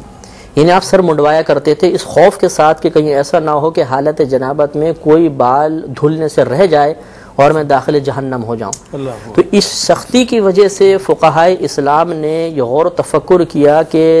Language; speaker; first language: Urdu; native; Urdu